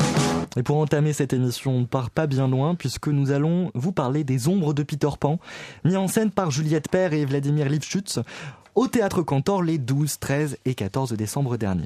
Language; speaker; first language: French; native; French